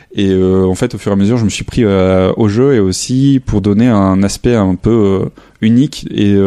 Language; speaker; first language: French; native; French